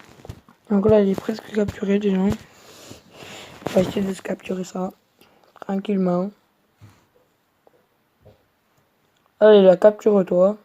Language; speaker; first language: French; native; French